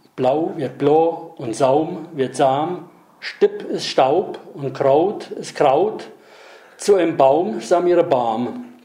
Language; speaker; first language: German; native; German